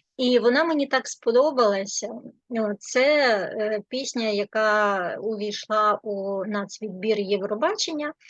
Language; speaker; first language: Ukrainian; native; Ukrainian